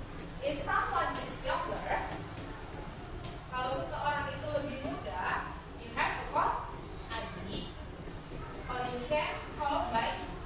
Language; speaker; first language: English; non-native, fluent; Indonesian